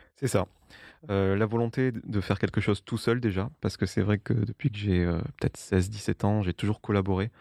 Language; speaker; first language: French; native; French